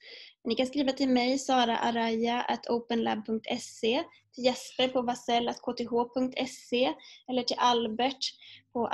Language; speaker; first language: Swedish; native; Swedish